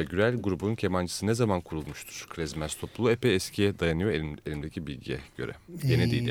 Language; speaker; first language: Turkish; native; Turkish